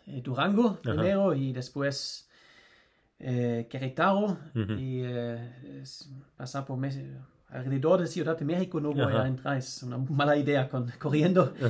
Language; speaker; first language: Spanish; non-native, learner; German